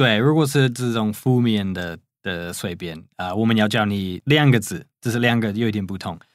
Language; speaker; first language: Chinese; non-native, fluent; English